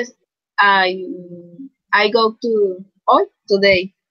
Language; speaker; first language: English; non-native, learner; Spanish